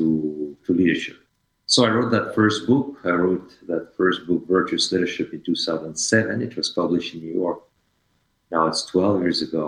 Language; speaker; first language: English; non-native, fluent; French